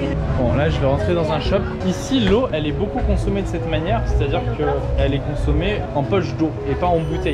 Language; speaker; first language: French; native; French